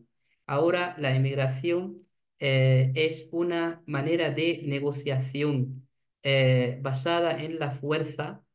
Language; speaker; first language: Spanish; non-native, fluent; Arabic